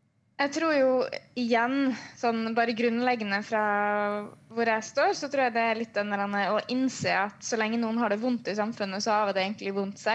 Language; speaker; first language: Norwegian; native; Norwegian